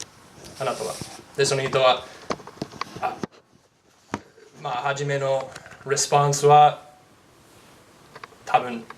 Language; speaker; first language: Japanese; non-native, learner; English